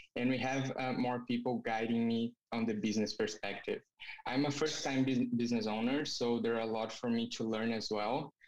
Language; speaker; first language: English; non-native, fluent; Portuguese